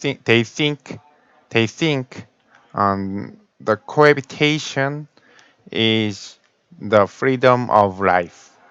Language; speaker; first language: English; non-native, learner; Korean